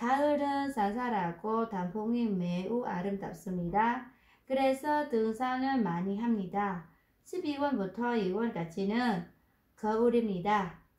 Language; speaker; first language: Korean; non-native, fluent; Vietnamese